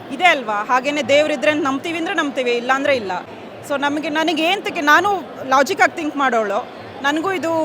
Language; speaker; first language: Kannada; native; Kannada